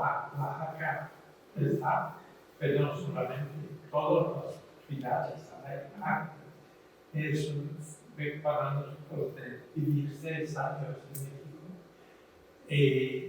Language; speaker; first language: Spanish; non-native, learner; French